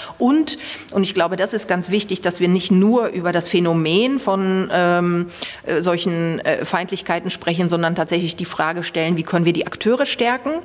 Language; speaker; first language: German; early bilingual, other home language; Polish